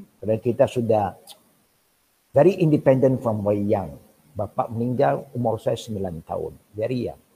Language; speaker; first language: Malay; non-native, local second language; Min Nan Chinese